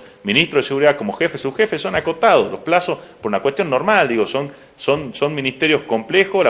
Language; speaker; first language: Spanish; native; Spanish